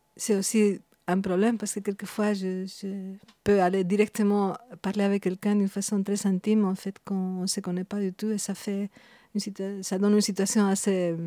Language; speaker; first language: French; non-native, fluent; Spanish